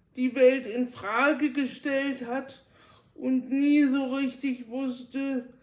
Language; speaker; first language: German; native; German